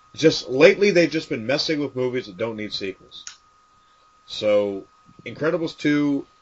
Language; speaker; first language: English; native; English